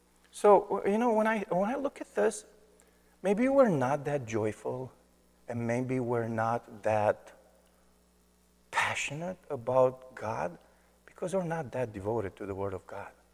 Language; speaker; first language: English; non-native, fluent; Romanian